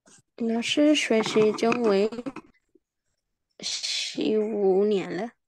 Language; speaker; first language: Chinese; non-native, learner; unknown